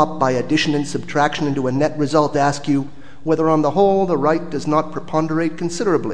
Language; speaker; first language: English; native; English